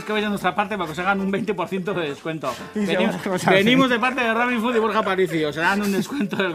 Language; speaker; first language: Spanish; native; Spanish